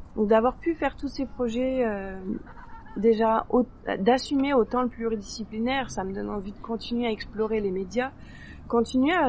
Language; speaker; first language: French; native; French